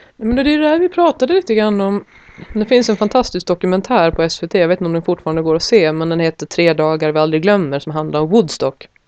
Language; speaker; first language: Swedish; native; Swedish